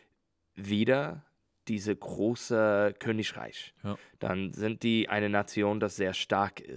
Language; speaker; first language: German; non-native, learner; English